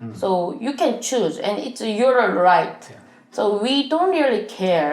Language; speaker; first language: English; non-native, learner; Korean